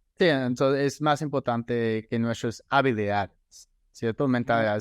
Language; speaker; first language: Spanish; non-native, fluent; English